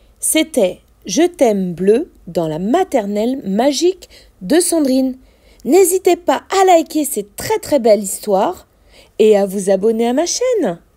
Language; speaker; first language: French; native; French